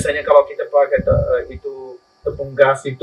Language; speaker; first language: Indonesian; non-native, learner; Spanish